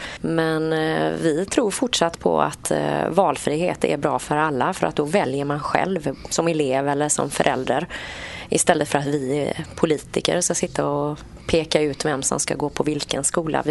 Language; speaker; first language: Swedish; native; Swedish